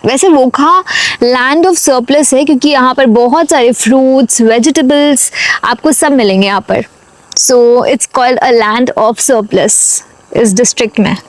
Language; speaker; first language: Hindi; native; Hindi